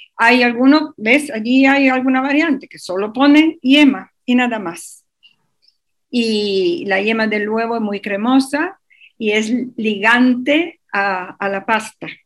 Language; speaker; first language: Spanish; non-native, fluent; Italian